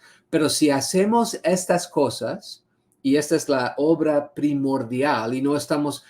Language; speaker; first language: Spanish; non-native, fluent; English